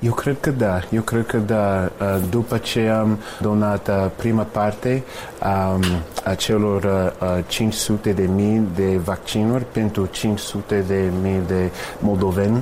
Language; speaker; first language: Romanian; non-native, fluent; English